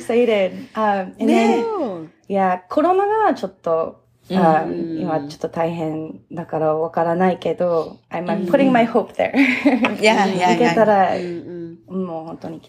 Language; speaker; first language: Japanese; early bilingual, heritage; English